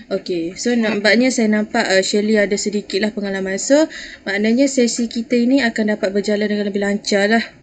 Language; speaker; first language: Malay; native; Malay